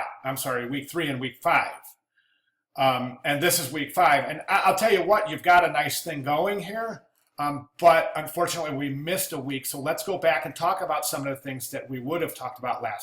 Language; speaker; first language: English; native; English